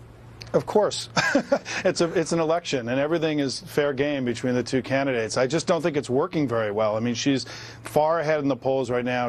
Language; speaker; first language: English; native; English